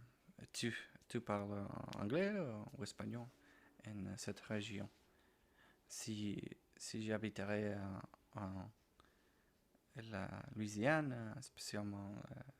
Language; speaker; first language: French; non-native, learner; Spanish